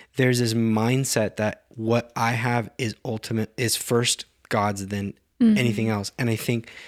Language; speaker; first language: English; native; English